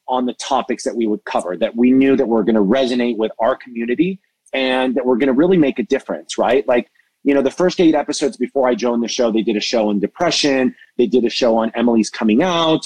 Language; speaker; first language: English; native; English